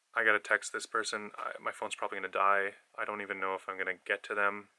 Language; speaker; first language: English; native; English